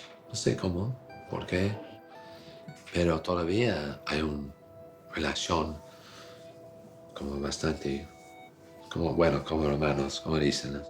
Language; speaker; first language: Spanish; non-native, fluent; English